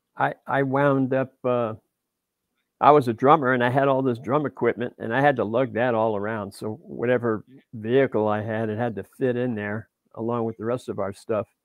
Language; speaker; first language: English; native; English